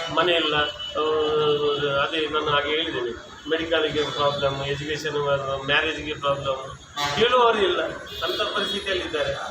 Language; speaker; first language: Kannada; non-native, local second language; Tulu